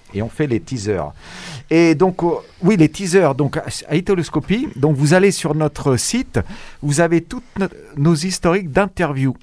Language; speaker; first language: French; native; French